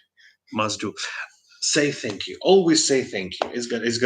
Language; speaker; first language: English; non-native, fluent; Russian